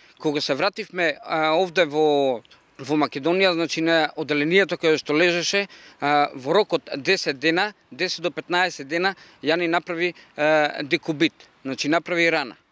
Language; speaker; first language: Macedonian; native; Macedonian